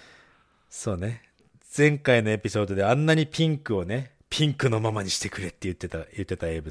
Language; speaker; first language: Japanese; native; Japanese